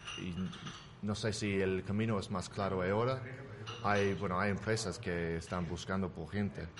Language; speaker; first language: Spanish; non-native, fluent; English